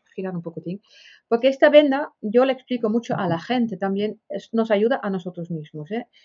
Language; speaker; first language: Spanish; non-native, fluent; Dutch